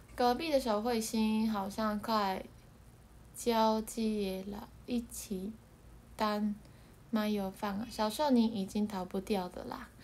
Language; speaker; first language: Chinese; non-native, fluent; Japanese